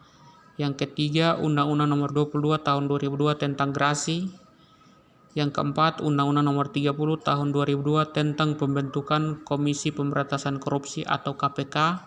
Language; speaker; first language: Indonesian; native; Indonesian